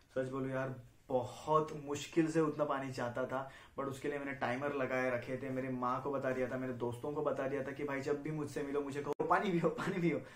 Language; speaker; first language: Hindi; non-native, local second language; Marathi